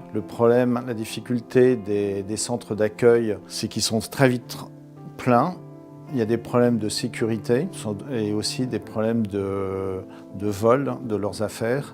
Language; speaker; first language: French; native; French